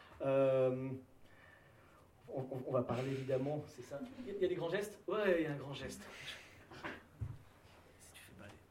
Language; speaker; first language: French; native; French